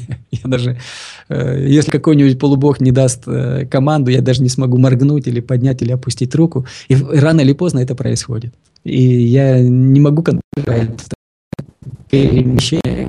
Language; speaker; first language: Russian; native; Russian